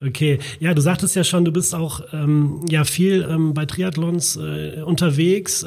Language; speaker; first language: German; native; German